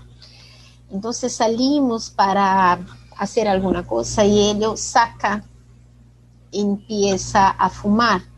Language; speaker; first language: Spanish; non-native, fluent; Portuguese